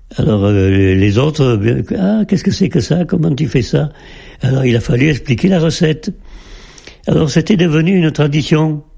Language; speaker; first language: French; native; French